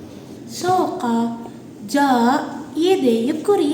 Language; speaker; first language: Japanese; non-native, learner; Indonesian